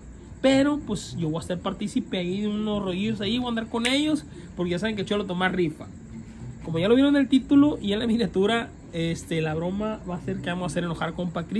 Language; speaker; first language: Spanish; native; Spanish